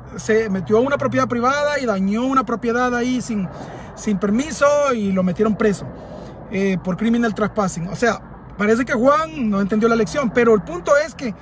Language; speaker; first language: Spanish; native; Spanish